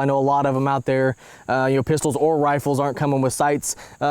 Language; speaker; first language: English; native; English